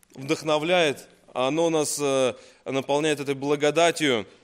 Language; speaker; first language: Russian; native; Russian